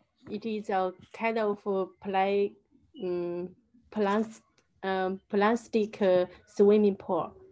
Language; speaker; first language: English; non-native, learner; Chinese